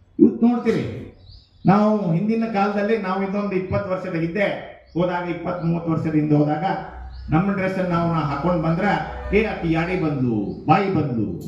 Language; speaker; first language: Kannada; non-native, local second language; Lambadi